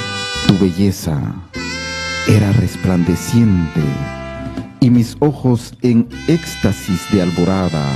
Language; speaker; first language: Spanish; native; Spanish